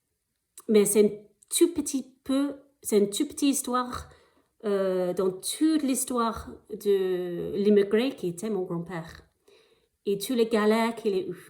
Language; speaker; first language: French; non-native, fluent; English